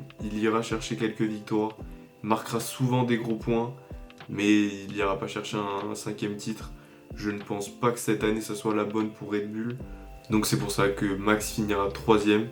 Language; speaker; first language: French; native; French